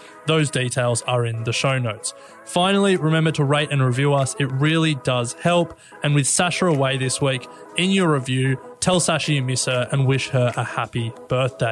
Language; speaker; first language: English; native; English